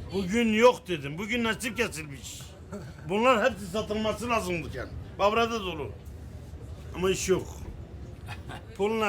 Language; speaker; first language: Turkish; non-native, learner; Persian